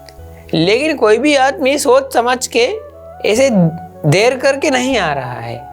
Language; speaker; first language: Hindi; non-native, local second language; Sinhala